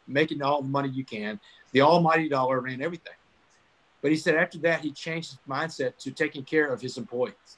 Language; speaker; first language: English; native; English